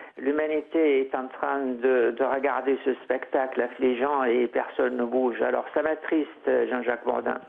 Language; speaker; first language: French; non-native, fluent; Arabic